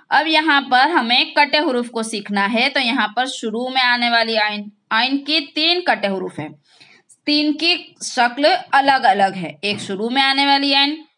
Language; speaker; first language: Hindi; non-native, local second language; Gujarati